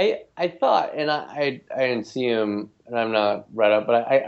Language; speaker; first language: English; native; English